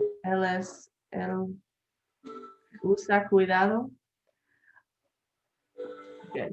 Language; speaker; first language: Spanish; non-native, learner; English